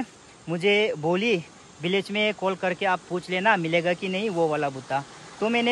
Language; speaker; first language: Hindi; non-native, local second language; Garo